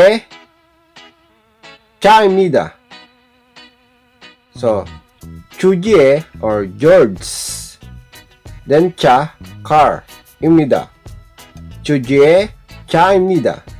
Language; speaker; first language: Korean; non-native, learner; Filipino